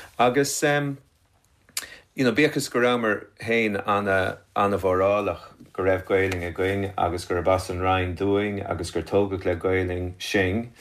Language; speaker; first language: Irish; native; Irish